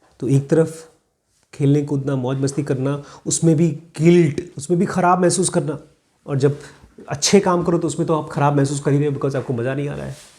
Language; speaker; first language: Hindi; native; Hindi